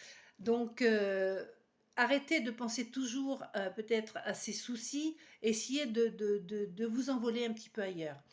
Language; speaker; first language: French; native; French